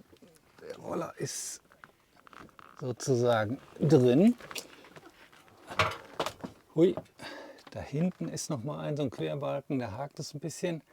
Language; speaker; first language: German; native; German